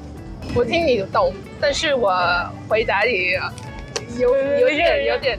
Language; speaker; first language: Chinese; non-native, learner; English